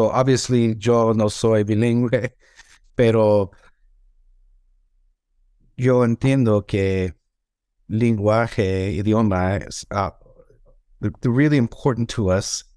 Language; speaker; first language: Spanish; non-native, learner; English